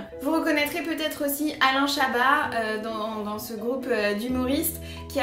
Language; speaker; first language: French; native; French